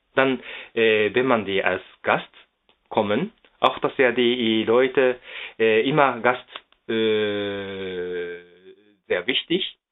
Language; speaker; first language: German; non-native, fluent; Japanese